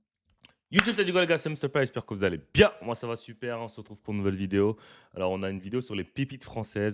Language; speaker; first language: French; native; French